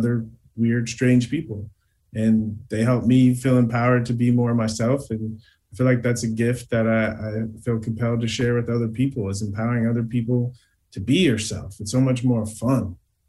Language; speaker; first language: English; native; English